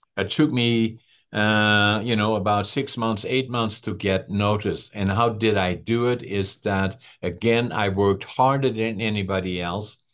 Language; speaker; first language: English; non-native, fluent; Dutch